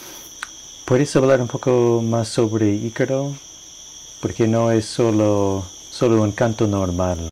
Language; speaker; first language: Spanish; non-native, learner; English